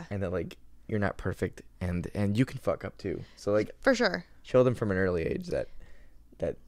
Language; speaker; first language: English; native; English